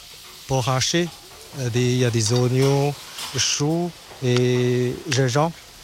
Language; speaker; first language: French; non-native, learner; Chinese